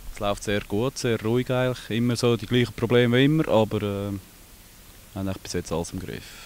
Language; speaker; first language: German; native; German